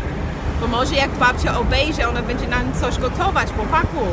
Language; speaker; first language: Polish; non-native, fluent; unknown